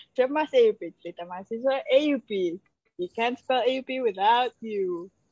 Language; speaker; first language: English; early bilingual, other home language; Indonesian